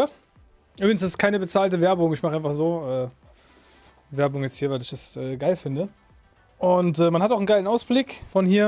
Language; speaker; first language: German; native; German